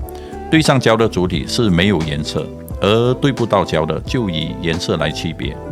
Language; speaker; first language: Chinese; native; Chinese